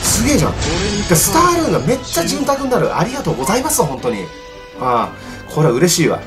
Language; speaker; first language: Japanese; native; Japanese